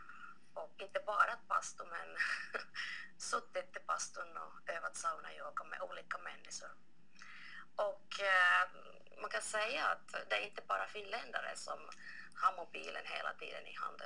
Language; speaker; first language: Swedish; non-native, local second language; Finnish